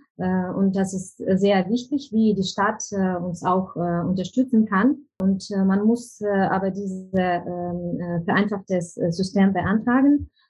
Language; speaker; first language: German; non-native, fluent; Ukrainian